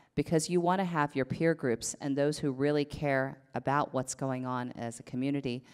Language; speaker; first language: English; native; English